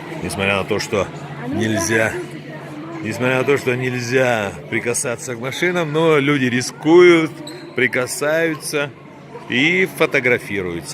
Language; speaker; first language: Russian; native; Russian